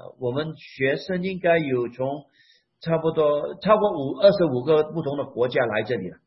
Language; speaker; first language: Chinese; non-native, local second language; Hakka Chinese